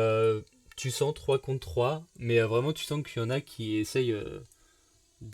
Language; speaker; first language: French; native; French